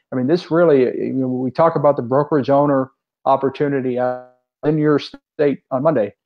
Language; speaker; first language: English; native; English